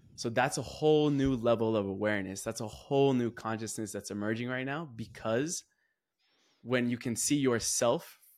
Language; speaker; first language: English; native; English